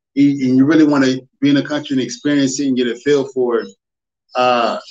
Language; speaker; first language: English; native; English